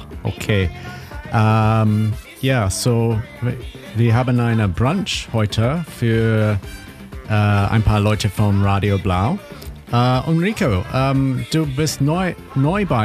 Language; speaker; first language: German; non-native, learner; English